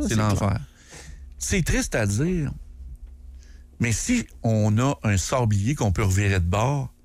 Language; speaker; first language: French; native; French